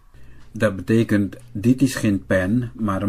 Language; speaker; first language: Dutch; non-native, fluent; Indonesian